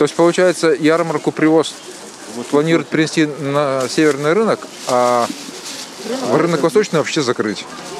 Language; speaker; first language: Russian; native; Russian